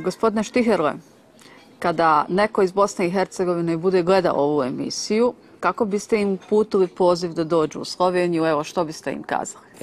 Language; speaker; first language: Serbian; native; Serbian